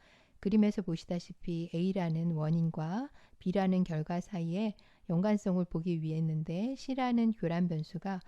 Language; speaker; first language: Korean; native; Korean